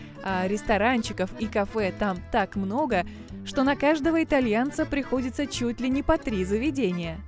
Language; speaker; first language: Russian; native; Russian